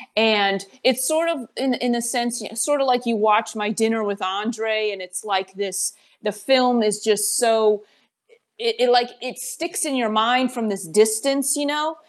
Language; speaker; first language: English; native; English